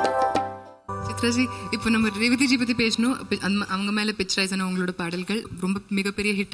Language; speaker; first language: Tamil; native; Tamil